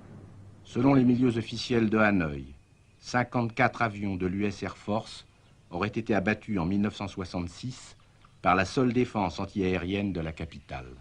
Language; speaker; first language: French; native; French